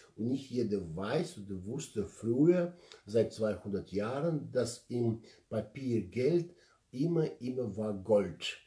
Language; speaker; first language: German; non-native, learner; Russian